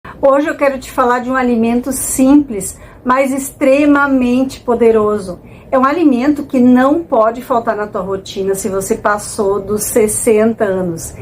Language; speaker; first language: Portuguese; native; Portuguese